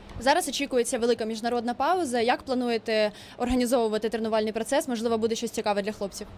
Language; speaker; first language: Ukrainian; native; Ukrainian